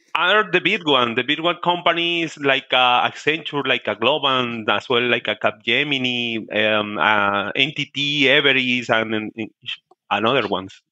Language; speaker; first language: English; non-native, learner; Spanish